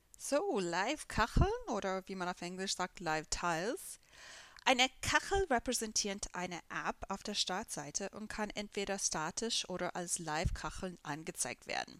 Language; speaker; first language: German; non-native, fluent; English